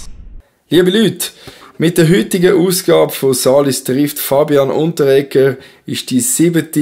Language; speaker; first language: German; native; German